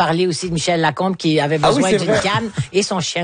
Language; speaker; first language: French; native; French